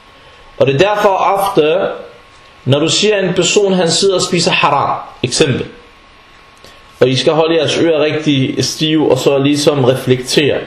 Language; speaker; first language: Danish; non-native, fluent; Arabic